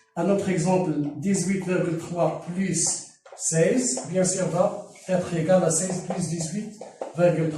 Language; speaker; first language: French; non-native, local second language; Arabic